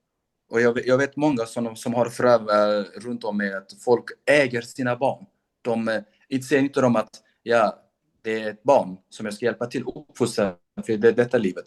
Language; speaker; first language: Swedish; non-native, local second language; Kurdish